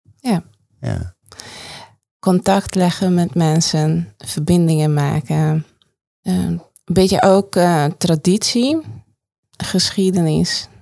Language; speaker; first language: Dutch; non-native, fluent; Hungarian